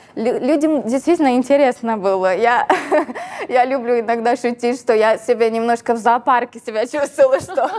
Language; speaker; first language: Russian; non-native, fluent; Portuguese